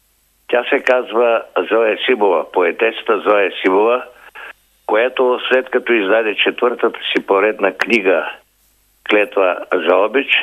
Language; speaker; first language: Bulgarian; native; Bulgarian